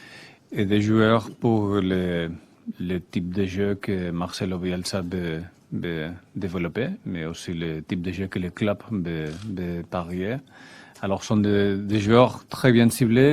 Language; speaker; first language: French; non-native, fluent; Spanish